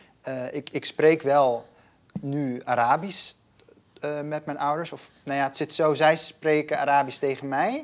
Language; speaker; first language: Dutch; native; Dutch